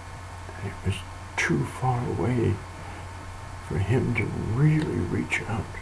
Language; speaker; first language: English; native; English